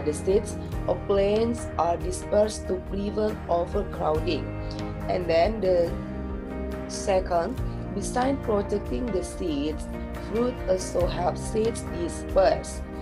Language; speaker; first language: English; non-native, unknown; Indonesian